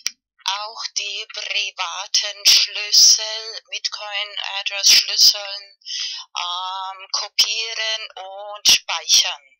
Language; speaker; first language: German; non-native, learner; Spanish